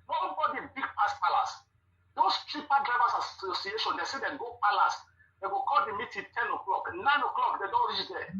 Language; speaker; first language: Nigerian Pidgin; non-native, local second language; Bini